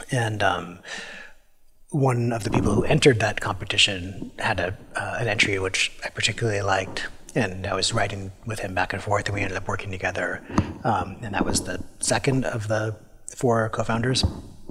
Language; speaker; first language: English; native; English